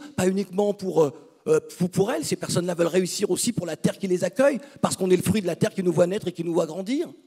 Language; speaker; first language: French; native; French